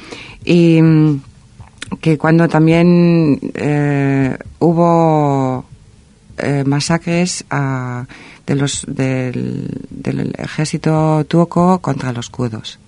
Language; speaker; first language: Spanish; non-native, fluent; German